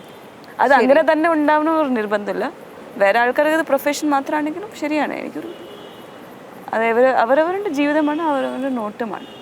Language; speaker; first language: Malayalam; non-native, fluent; Tamil